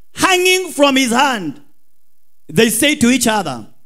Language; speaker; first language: English; non-native, local second language; Swahili